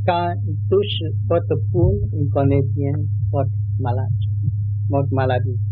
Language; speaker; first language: French; non-native, learner; Vietnamese